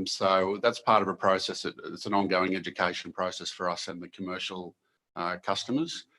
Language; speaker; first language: English; native; English